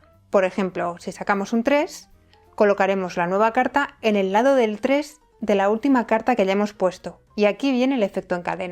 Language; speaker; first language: Spanish; native; Spanish